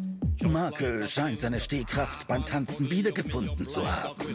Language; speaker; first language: German; native; German